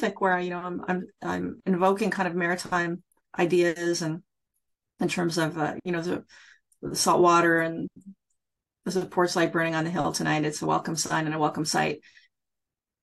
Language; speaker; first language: English; native; English